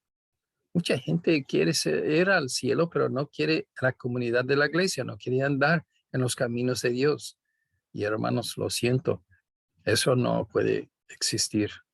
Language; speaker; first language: Spanish; non-native, fluent; English